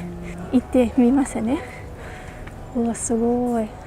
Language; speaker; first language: Japanese; non-native, fluent; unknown